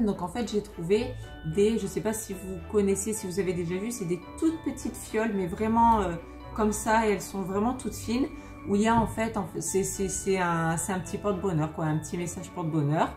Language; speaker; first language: French; native; French